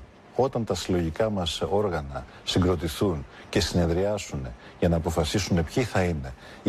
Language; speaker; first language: Greek; native; Greek